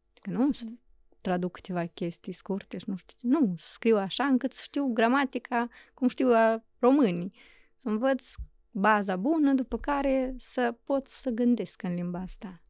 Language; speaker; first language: Romanian; native; Romanian